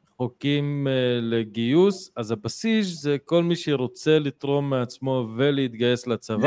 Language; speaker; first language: Hebrew; non-native, local second language; Arabic